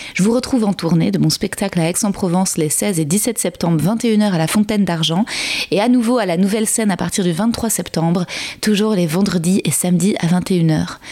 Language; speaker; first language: French; native; French